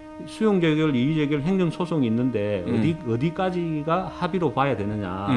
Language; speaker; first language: Korean; native; Korean